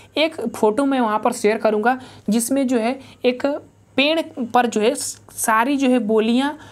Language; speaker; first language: Hindi; native; Hindi